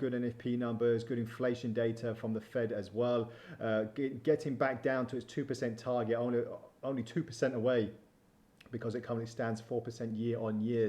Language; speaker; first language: English; native; English